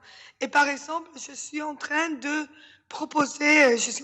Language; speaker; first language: French; non-native, fluent; Spanish